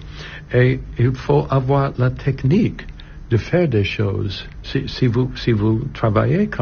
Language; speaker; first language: French; non-native, learner; English